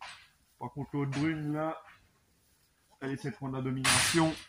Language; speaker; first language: French; native; French